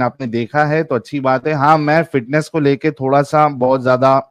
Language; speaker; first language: Hindi; native; Hindi